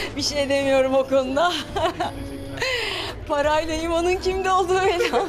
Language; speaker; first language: Turkish; native; Turkish